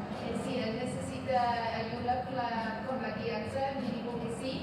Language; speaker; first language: Spanish; non-native, fluent; German